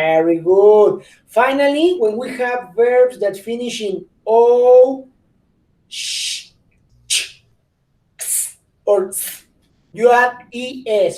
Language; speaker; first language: English; non-native, fluent; Spanish